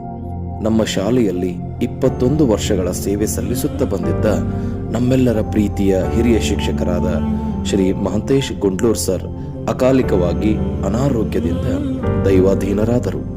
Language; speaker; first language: Kannada; native; Kannada